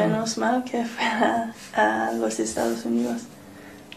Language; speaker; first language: Spanish; non-native, learner; English